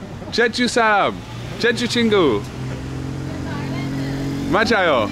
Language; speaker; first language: Korean; non-native, learner; English